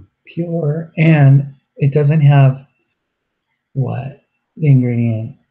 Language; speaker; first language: English; native; English